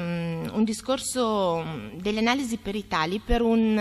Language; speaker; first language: Italian; native; Italian